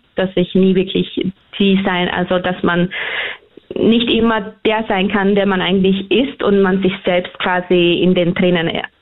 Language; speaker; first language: German; early bilingual, other home language; Hungarian